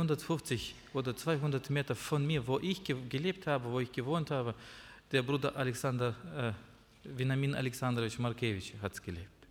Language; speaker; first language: German; non-native, learner; Russian